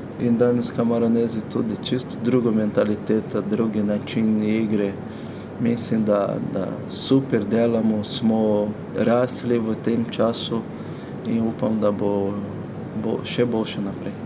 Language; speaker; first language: Slovenian; non-native, fluent; Portuguese